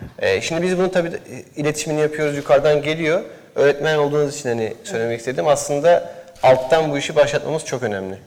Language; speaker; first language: Turkish; native; Turkish